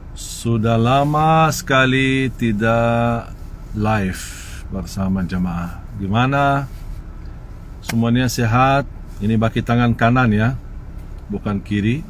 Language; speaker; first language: Malay; non-native, fluent; Arabic